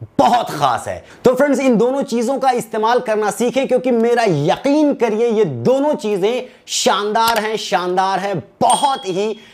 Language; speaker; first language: Hindi; native; Hindi